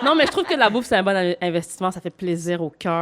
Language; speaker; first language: French; native; French